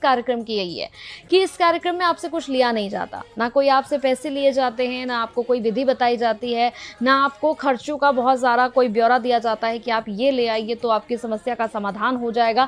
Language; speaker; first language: Hindi; native; Hindi